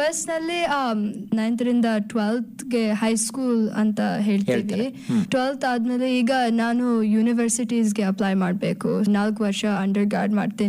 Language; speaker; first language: Kannada; early bilingual, heritage; Kannada